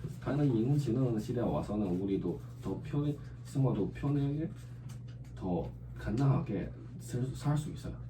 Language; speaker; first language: Korean; non-native, learner; Chinese